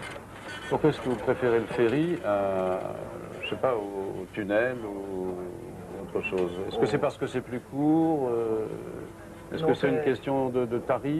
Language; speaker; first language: French; native; French